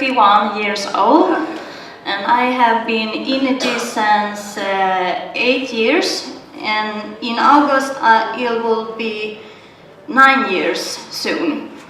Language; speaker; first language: English; non-native, learner; Swedish